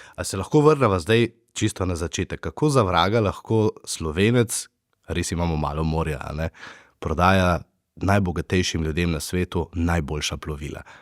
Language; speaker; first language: Slovenian; native; Slovenian